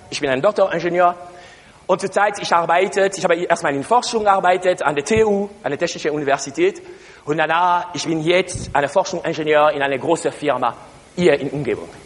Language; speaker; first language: German; non-native, learner; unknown